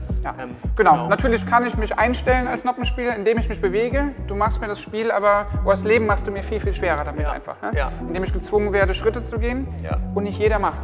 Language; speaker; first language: German; native; German